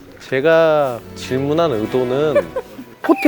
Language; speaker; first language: Korean; native; Korean